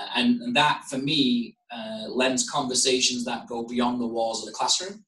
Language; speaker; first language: English; native; English